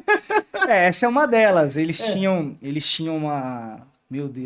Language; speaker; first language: Portuguese; native; Portuguese